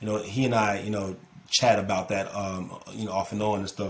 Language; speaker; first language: English; native; English